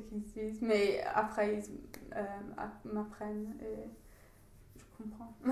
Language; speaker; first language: French; non-native, learner; English